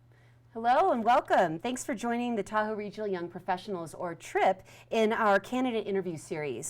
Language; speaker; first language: English; native; English